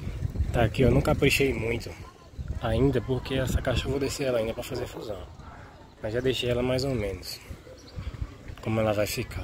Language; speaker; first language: Portuguese; native; Portuguese